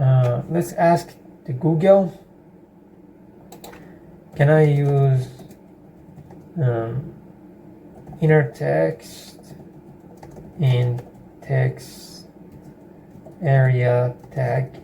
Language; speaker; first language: English; non-native, fluent; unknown